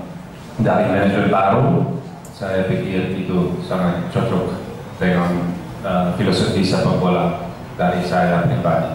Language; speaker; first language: Indonesian; non-native, fluent; Dutch